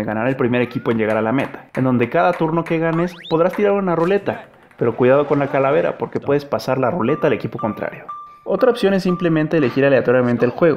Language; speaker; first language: Spanish; native; Spanish